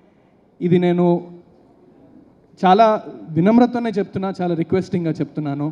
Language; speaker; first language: Telugu; native; Telugu